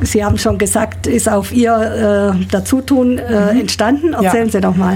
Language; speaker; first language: German; native; German